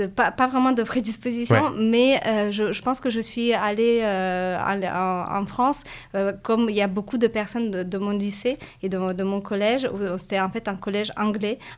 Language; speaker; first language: French; non-native, fluent; Latvian